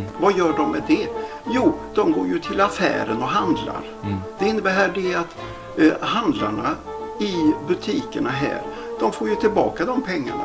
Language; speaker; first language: Swedish; native; Swedish